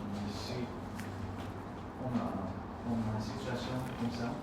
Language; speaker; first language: French; non-native, learner; Khmer